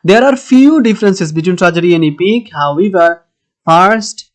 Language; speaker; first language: English; non-native, local second language; Bangla